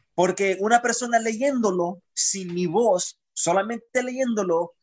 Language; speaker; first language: Spanish; early bilingual, heritage; Spanish